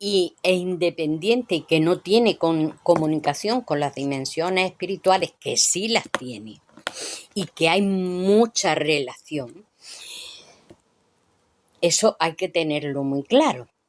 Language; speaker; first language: Spanish; native; Spanish